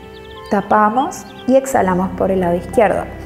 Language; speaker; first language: Spanish; native; Spanish